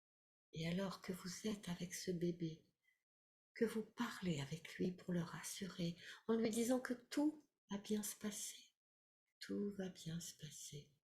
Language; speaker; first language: French; native; French